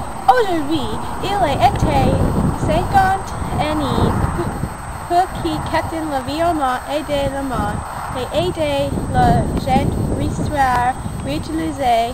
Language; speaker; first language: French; non-native, learner; English